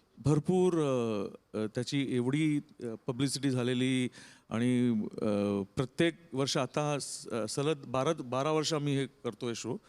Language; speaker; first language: Marathi; non-native, local second language; Tamil